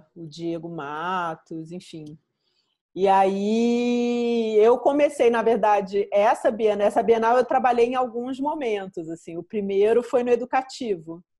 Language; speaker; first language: Portuguese; native; Portuguese